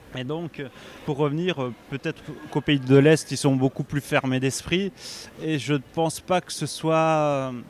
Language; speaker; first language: French; native; French